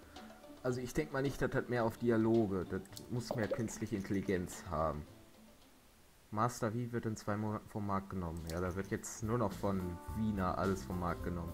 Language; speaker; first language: German; native; German